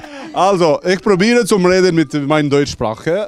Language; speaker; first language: German; non-native, learner; Albanian